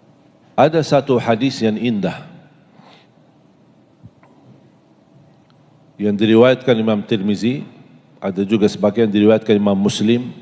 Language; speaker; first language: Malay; non-native, fluent; Arabic